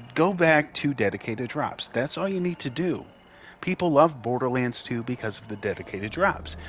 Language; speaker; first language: English; native; English